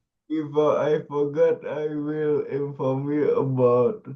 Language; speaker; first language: English; non-native, learner; Indonesian